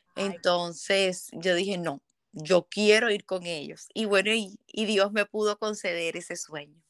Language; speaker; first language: Spanish; native; Spanish